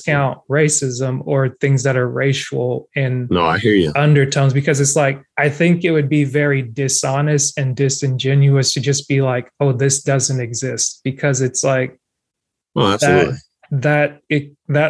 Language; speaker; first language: English; non-native, local second language; French